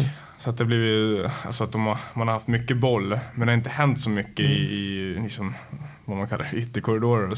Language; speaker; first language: Swedish; native; Swedish